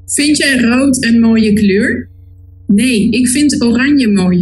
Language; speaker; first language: Dutch; non-native, learner; Spanish